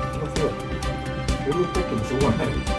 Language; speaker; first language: Japanese; native; Japanese